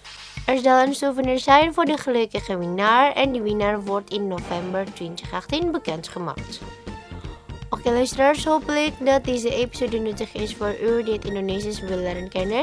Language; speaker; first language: Dutch; non-native, learner; Indonesian